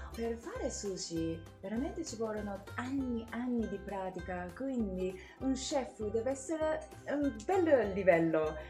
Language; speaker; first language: Italian; non-native, learner; Japanese